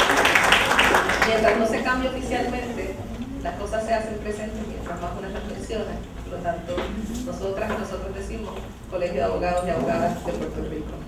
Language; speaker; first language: Spanish; native; Spanish